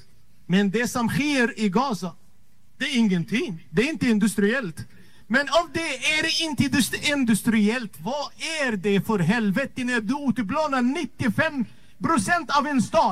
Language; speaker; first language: Swedish; non-native, fluent; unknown